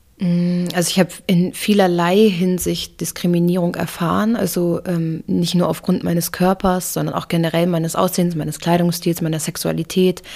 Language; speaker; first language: German; early bilingual, other home language; English